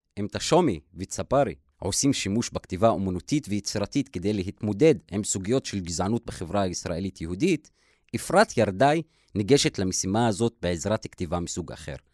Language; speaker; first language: Hebrew; non-native, local second language; Arabic